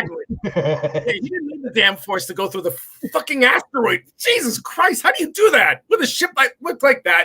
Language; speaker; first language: English; native; English